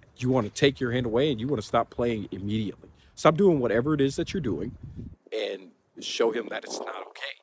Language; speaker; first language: English; native; English